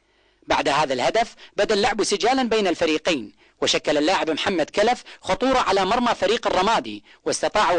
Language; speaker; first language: Arabic; native; Arabic